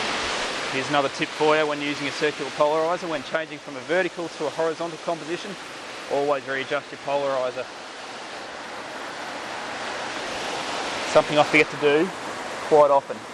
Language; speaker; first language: English; native; English